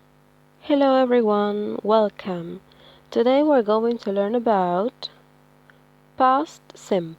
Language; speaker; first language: English; non-native, fluent; Spanish